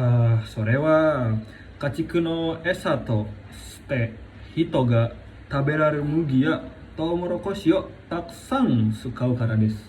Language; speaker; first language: Japanese; non-native, learner; Indonesian